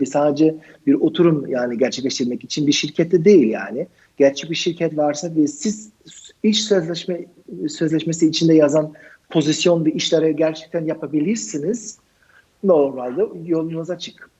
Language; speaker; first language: Turkish; non-native, fluent; German